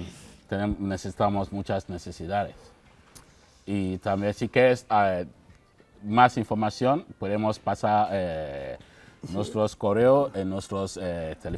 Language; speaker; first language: Spanish; non-native, learner; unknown